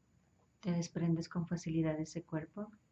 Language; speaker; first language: Spanish; native; Spanish